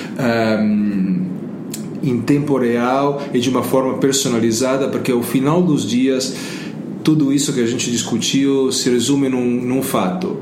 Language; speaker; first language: Portuguese; non-native, fluent; Italian